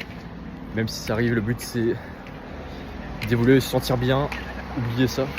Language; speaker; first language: French; native; French